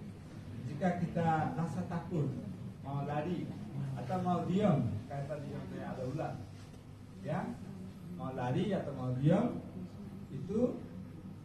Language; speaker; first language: Indonesian; non-native, fluent; Bangla